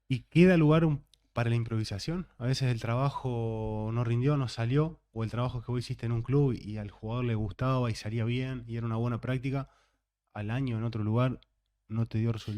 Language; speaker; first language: Spanish; native; Spanish